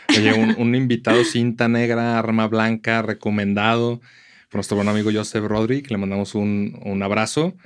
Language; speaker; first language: Spanish; native; Spanish